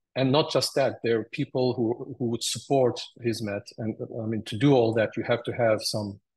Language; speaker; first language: English; early bilingual, other home language; Turkish